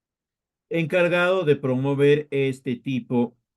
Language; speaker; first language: Spanish; native; Spanish